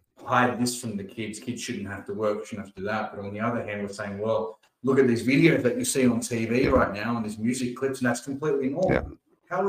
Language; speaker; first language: English; early bilingual, other home language; Punjabi